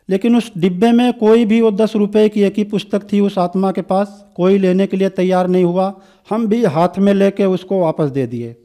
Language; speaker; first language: Hindi; native; Hindi